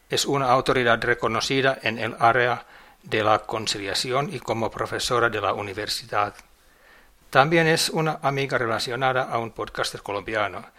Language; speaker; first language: Spanish; non-native, fluent; English